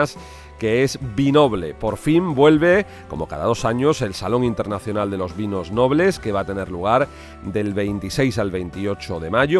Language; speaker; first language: Spanish; native; Spanish